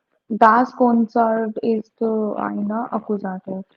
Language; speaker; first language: German; non-native, learner; Hindi